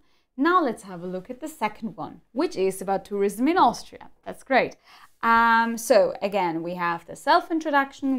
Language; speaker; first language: English; non-native, fluent; German